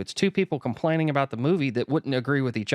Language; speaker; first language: English; native; English